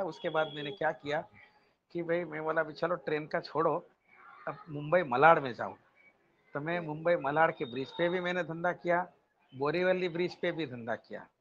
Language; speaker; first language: Hindi; non-native, local second language; Gujarati